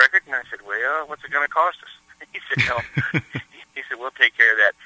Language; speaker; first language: English; native; English